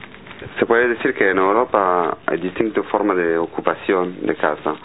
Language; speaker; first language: Spanish; non-native, fluent; French